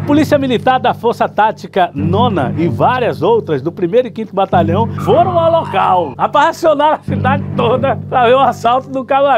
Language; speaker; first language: Portuguese; native; Portuguese